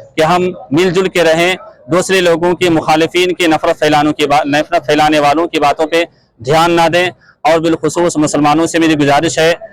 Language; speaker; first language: Urdu; native; Urdu